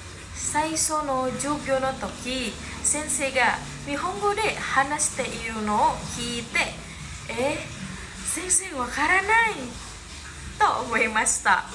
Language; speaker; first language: Japanese; non-native, learner; Indonesian